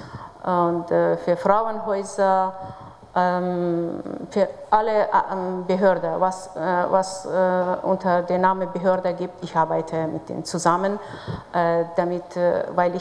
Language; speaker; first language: German; non-native, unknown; Persian